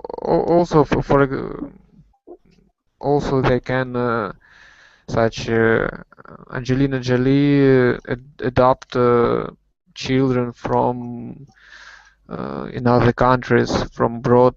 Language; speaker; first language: English; non-native, learner; Russian